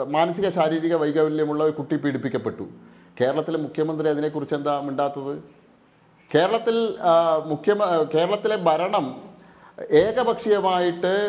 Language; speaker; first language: Malayalam; native; Malayalam